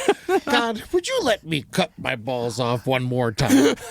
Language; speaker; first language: English; native; English